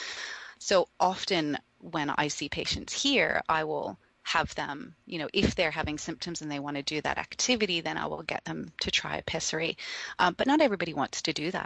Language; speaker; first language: English; native; English